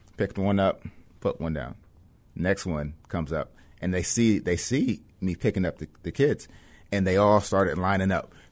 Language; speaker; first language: English; native; English